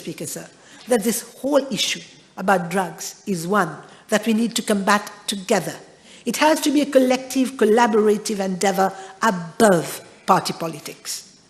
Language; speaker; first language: English; non-native, local second language; Morisyen